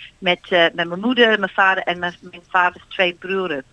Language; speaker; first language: Dutch; early bilingual, heritage; Dutch